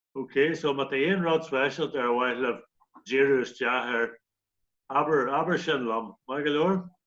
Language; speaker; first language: Irish; native; Irish